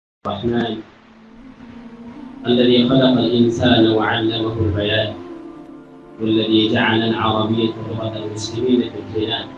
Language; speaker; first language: Arabic; non-native, fluent; Urdu